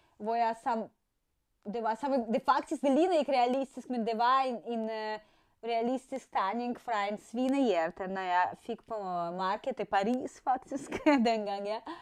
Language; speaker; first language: Danish; non-native, fluent; Russian